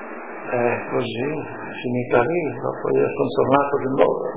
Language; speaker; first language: Italian; native; Italian